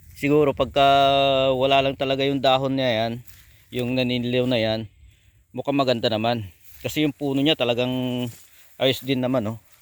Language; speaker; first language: Filipino; non-native, local second language; Iloko